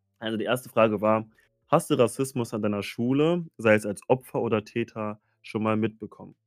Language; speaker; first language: German; early bilingual, other home language; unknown